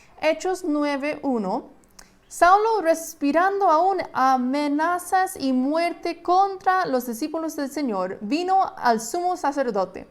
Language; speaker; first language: Spanish; non-native, fluent; English